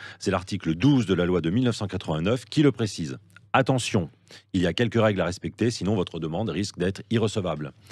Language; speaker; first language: French; native; French